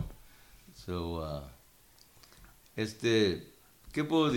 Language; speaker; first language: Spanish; early bilingual, heritage; Spanish